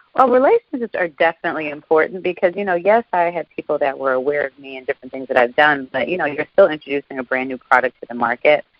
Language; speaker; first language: English; native; English